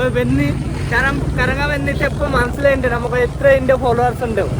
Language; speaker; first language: Malayalam; native; Malayalam